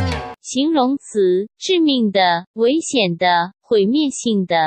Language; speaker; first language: Chinese; native; Chinese